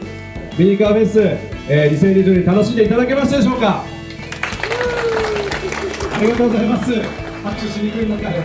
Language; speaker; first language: Japanese; native; Japanese